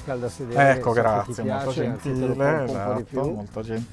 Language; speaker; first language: Italian; native; Italian